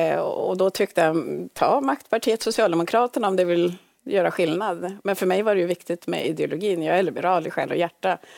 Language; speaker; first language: Swedish; early bilingual, other home language; Swahili